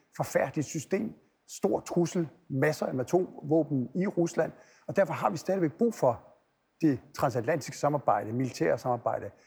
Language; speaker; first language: Danish; native; Danish